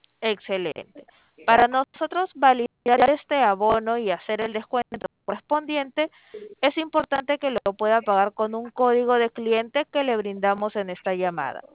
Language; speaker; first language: Spanish; native; Spanish